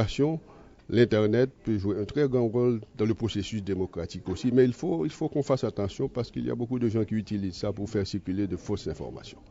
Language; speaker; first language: French; native; French